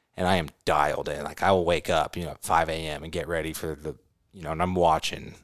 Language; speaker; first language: English; native; English